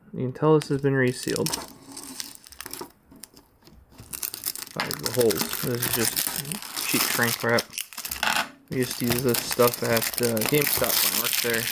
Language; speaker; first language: English; native; English